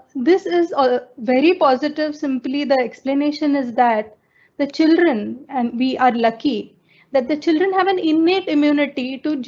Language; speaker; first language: English; non-native, local second language; Marathi